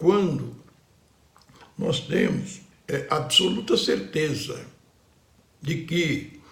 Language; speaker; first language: Portuguese; native; Portuguese